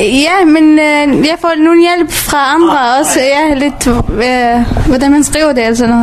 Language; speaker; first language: Danish; early bilingual, other home language; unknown